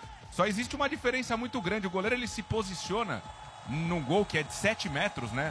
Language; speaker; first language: Portuguese; native; Portuguese